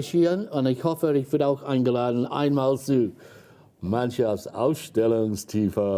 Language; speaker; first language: German; non-native, fluent; English